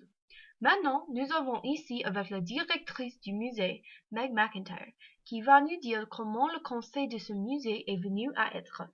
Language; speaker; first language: French; non-native, learner; English